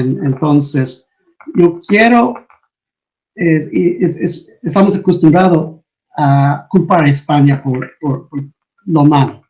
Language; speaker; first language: Spanish; non-native, fluent; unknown